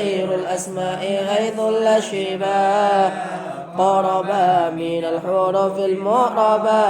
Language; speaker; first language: Arabic; non-native, fluent; Indonesian